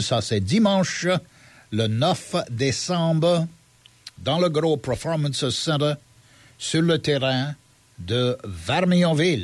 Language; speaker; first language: French; early bilingual, heritage; French